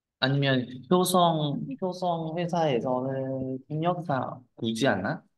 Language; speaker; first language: Korean; non-native, fluent; Vietnamese